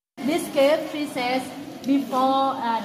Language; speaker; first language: English; non-native, learner; Vietnamese